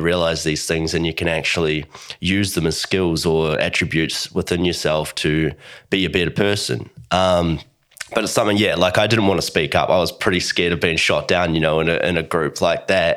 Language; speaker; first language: English; native; English